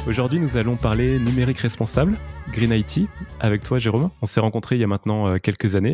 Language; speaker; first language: French; native; French